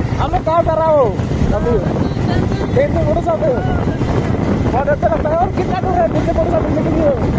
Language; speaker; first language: Hindi; non-native, local second language; Bodo